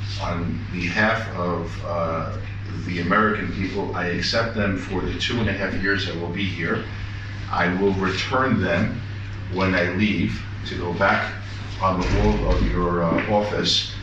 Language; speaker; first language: English; early bilingual, other home language; Greek